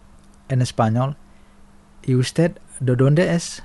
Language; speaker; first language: Spanish; non-native, fluent; Indonesian